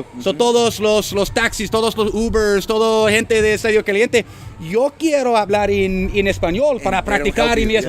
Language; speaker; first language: Spanish; non-native, learner; English